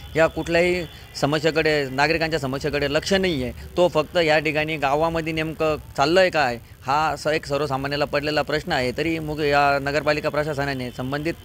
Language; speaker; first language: Marathi; native; Marathi